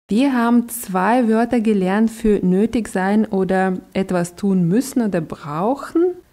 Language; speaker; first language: German; non-native, fluent; Russian